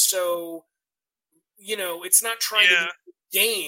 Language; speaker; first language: English; native; English